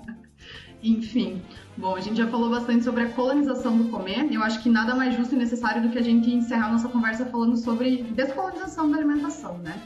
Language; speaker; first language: Portuguese; native; Portuguese